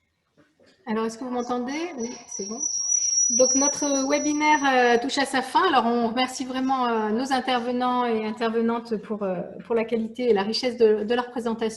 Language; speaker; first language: French; native; French